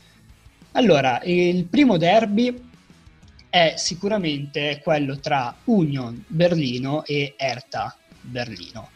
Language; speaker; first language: Italian; native; Italian